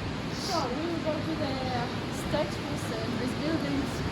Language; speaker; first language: English; non-native, learner; Russian